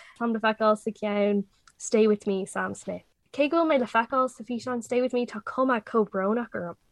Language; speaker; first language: Irish; non-native, local second language; English